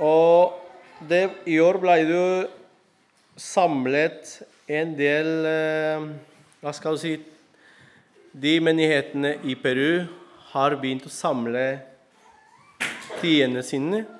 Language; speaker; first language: Norwegian; non-native, fluent; Spanish